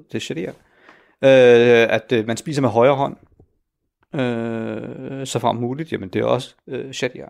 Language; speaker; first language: Danish; early bilingual, other home language; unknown